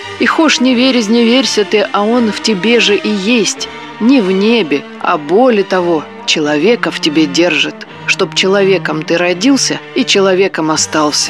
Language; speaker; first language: Russian; native; Russian